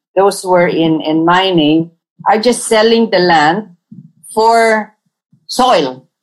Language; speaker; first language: English; non-native, local second language; Tausug